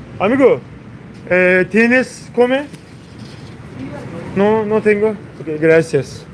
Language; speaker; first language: Spanish; non-native, learner; Turkish